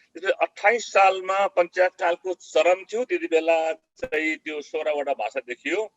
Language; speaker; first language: Nepali; non-native, local second language; Eastern Tamang